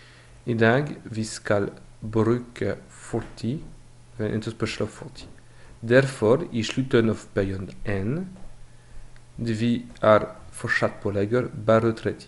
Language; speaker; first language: Norwegian; non-native, fluent; French